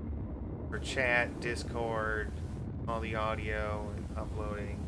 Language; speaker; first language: English; native; English